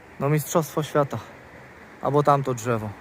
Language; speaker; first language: Polish; native; Polish